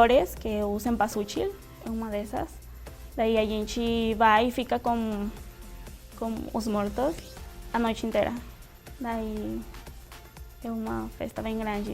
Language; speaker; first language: Portuguese; non-native, fluent; Spanish